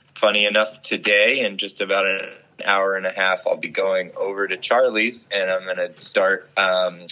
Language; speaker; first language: English; native; English